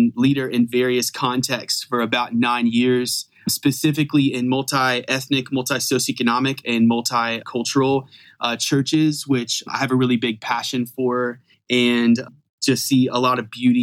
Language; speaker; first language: English; native; English